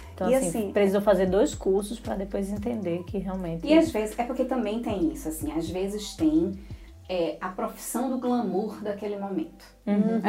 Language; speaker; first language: Portuguese; native; Portuguese